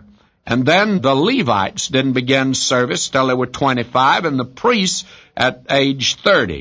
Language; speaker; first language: English; native; English